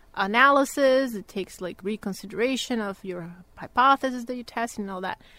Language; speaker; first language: English; non-native, fluent; Portuguese